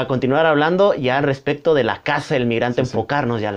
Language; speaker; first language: Spanish; native; Spanish